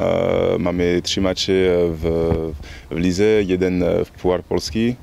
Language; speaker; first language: Polish; non-native, learner; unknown